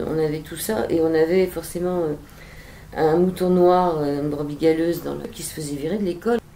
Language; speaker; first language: French; native; French